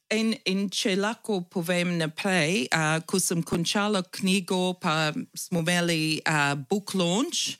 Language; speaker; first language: Slovenian; early bilingual, heritage; English